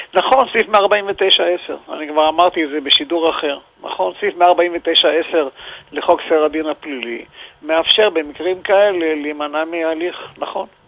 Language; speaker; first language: Hebrew; native; Hebrew